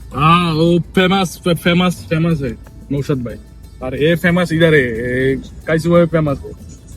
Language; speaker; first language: Hindi; non-native, learner; Bangla